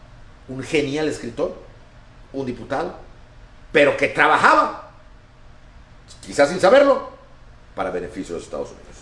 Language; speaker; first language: Spanish; native; Spanish